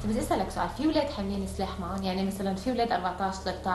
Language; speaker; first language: Arabic; native; Arabic